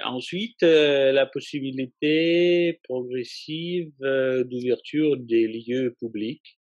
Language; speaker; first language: French; non-native, fluent; Russian